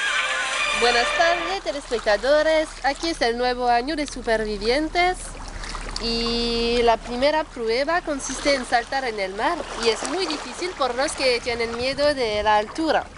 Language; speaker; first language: Spanish; non-native, learner; French